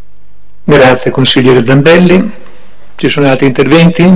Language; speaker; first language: Italian; native; Italian